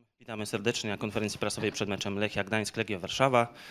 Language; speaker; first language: Polish; native; Polish